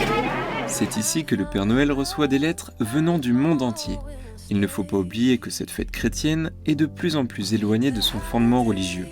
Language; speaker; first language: French; native; French